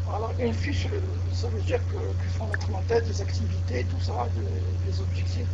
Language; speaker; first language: French; non-native, local second language; Arabic